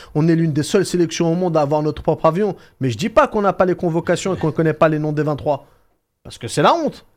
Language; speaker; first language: French; native; French